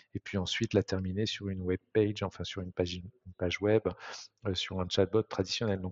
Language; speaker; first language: French; native; French